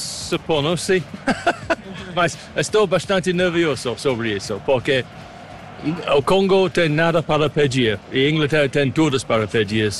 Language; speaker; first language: Portuguese; non-native, learner; English